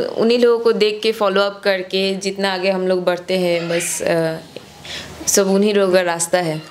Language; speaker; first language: Hindi; non-native, local second language; Bangla